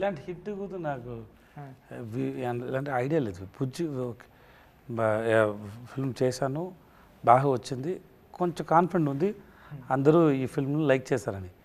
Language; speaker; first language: Telugu; non-native, learner; Tamil